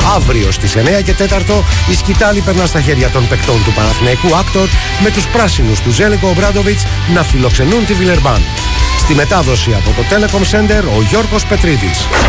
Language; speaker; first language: Greek; native; Greek